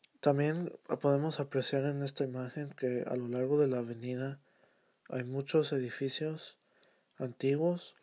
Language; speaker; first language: Spanish; early bilingual, heritage; Spanish